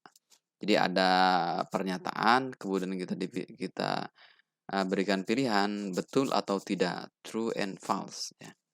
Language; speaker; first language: Indonesian; native; Indonesian